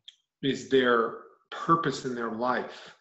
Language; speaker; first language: English; native; English